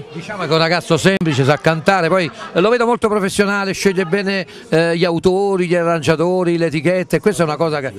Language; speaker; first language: Italian; native; Italian